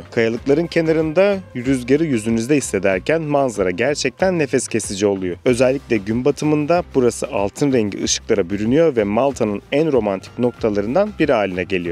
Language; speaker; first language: Turkish; native; Turkish